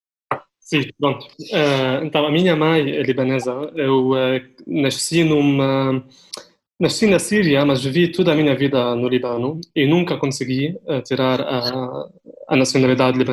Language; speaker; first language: Portuguese; non-native, fluent; Arabic